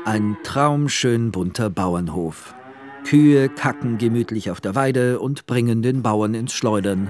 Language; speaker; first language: German; native; German